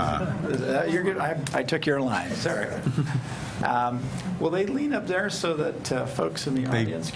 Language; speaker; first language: English; native; English